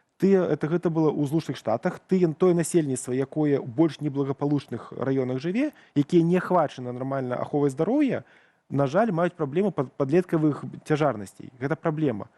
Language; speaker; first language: Belarusian; non-native, local second language; Russian